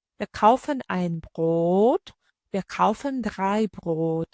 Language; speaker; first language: German; non-native, fluent; Ukrainian